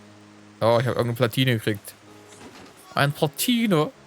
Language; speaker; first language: German; native; German